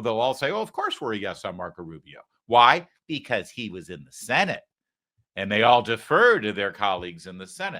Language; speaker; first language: English; native; English